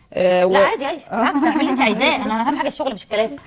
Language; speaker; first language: Arabic; native; Arabic